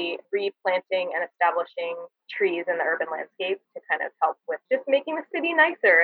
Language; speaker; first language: English; native; English